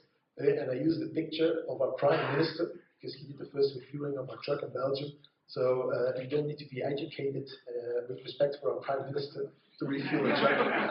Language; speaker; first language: English; non-native, fluent; Dutch